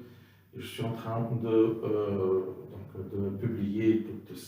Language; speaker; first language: French; non-native, local second language; Arabic